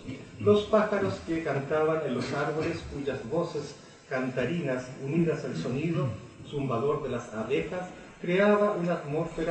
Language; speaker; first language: Spanish; native; Spanish